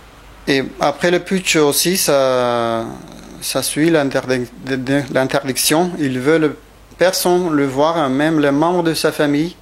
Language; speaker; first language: French; non-native, fluent; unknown